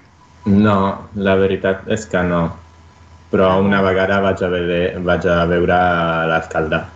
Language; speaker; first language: Catalan; non-native, fluent; Italian